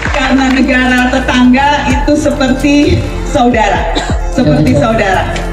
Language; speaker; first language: Indonesian; native; Indonesian